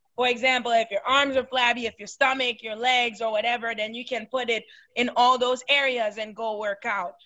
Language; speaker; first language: English; non-native, fluent; Haitian Creole